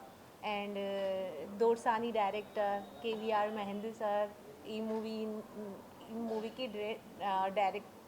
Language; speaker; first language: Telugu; non-native, learner; Hindi